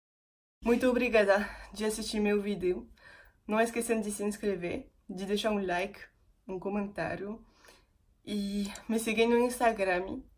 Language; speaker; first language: Portuguese; non-native, fluent; French